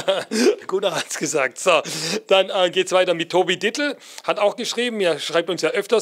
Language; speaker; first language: German; native; German